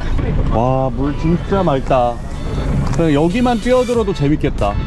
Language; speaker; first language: Korean; native; Korean